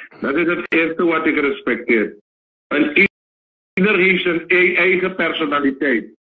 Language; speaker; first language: Dutch; native; Dutch